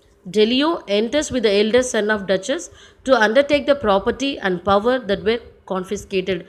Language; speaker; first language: English; non-native, local second language; Tamil